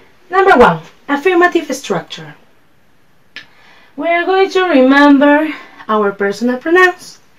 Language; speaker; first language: English; non-native, fluent; Spanish